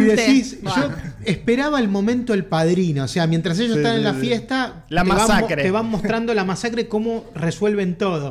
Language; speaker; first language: Spanish; native; Spanish